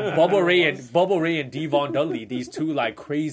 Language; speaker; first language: English; non-native, fluent; Indonesian